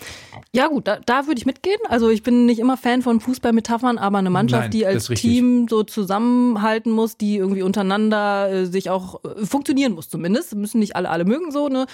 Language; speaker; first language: German; native; German